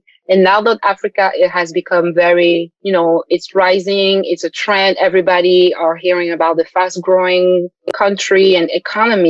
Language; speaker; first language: English; non-native, local second language; French